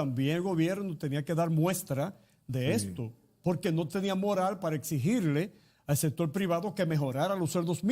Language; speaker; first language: Spanish; native; Spanish